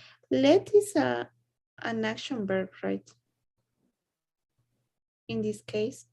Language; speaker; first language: English; non-native, learner; Spanish